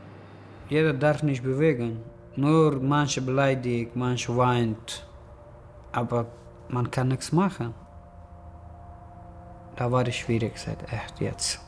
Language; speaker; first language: German; non-native, learner; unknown